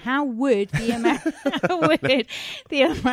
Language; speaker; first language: English; native; English